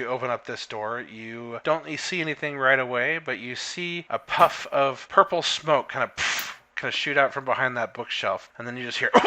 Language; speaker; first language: English; native; English